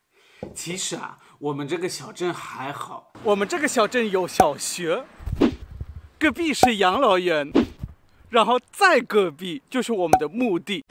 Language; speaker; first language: Chinese; non-native, fluent; German